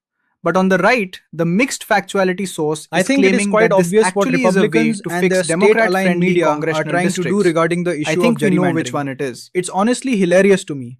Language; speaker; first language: English; native; English